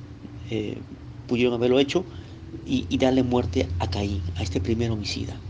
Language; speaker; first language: Spanish; native; Spanish